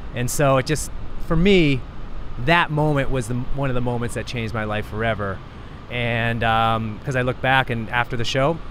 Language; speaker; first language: English; native; English